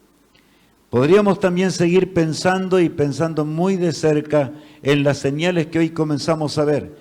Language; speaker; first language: Spanish; native; Spanish